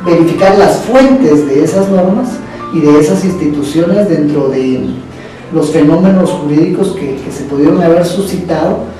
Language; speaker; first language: Spanish; native; Spanish